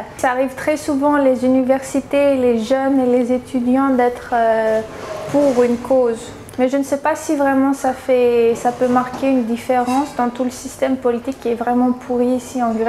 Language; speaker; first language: French; early bilingual, heritage; French